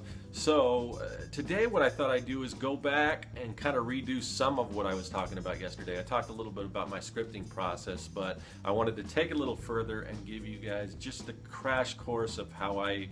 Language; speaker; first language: English; native; English